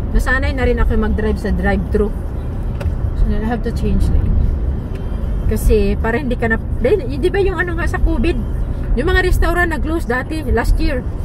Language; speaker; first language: Filipino; native; Filipino